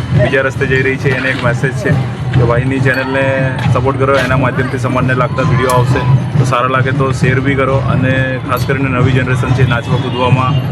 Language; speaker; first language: Gujarati; non-native, local second language; Rathawi